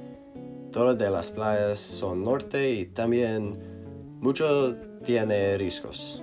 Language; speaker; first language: Spanish; non-native, learner; English